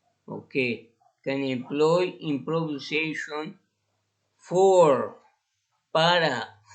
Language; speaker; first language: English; non-native, fluent; Spanish